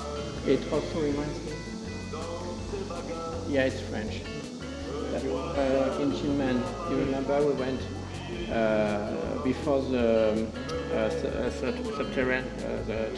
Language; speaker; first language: English; non-native, learner; French